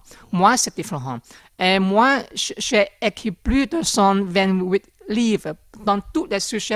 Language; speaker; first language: French; non-native, learner; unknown